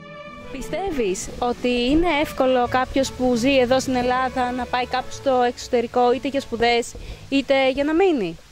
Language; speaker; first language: Greek; native; Greek